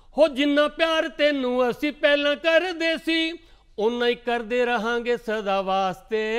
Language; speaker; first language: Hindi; non-native, local second language; Punjabi